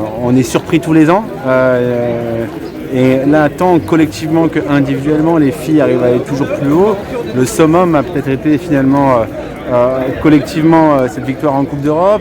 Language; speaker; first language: French; native; French